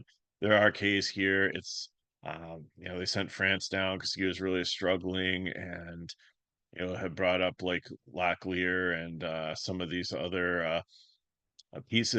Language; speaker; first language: English; native; English